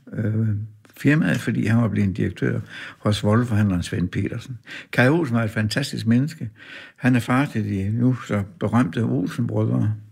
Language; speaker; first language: Danish; native; Danish